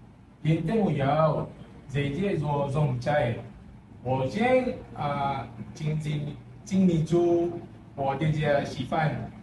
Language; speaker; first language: Chinese; non-native, learner; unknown